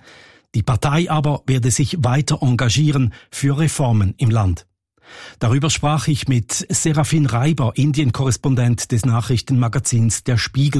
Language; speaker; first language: German; native; German